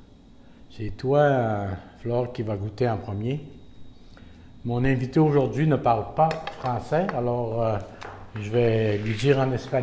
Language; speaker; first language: French; non-native, fluent; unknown